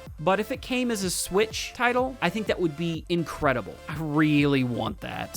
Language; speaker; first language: English; native; English